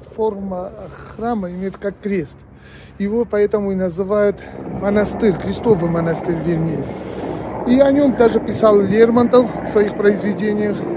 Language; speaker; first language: Russian; non-native, local second language; Georgian